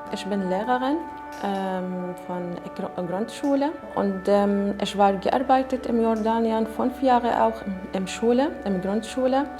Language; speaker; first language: German; non-native, learner; Arabic